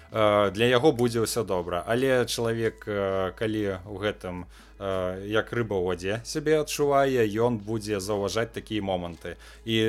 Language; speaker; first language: Belarusian; non-native, local second language; Russian